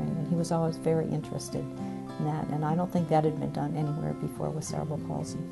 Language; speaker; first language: English; native; English